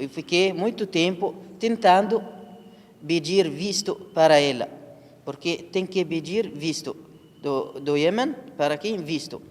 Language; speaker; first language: Portuguese; non-native, learner; Arabic